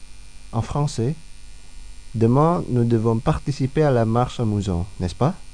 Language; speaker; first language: French; non-native, fluent; Indonesian